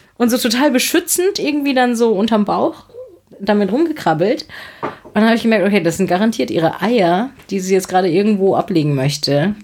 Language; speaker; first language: German; native; German